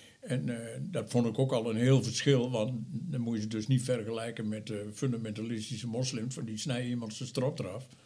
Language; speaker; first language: Dutch; native; Dutch